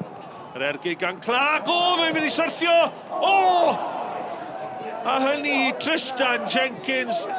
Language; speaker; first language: Welsh; native; Welsh